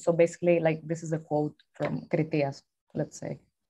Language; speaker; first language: English; non-native, fluent; Greek